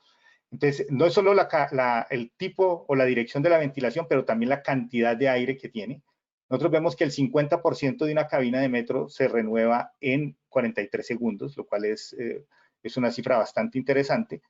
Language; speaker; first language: Spanish; native; Spanish